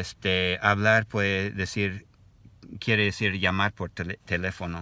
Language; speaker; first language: Spanish; non-native, learner; English